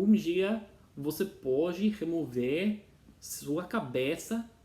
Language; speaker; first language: Portuguese; non-native, learner; English